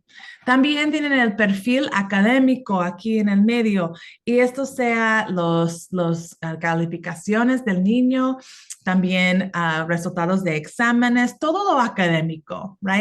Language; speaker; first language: Spanish; non-native, fluent; English